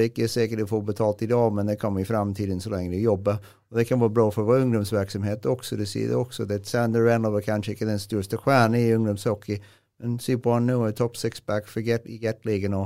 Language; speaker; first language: Swedish; non-native, fluent; English